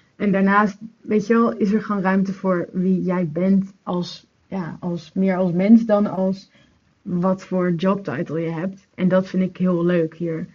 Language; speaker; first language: Dutch; native; Dutch